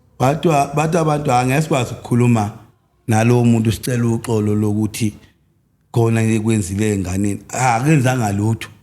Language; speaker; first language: Zulu; native; Zulu